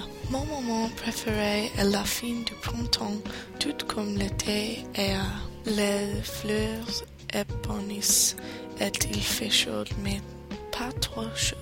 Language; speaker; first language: French; non-native, learner; English